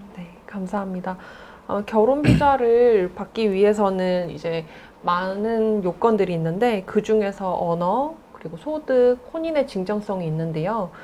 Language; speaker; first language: Korean; native; Korean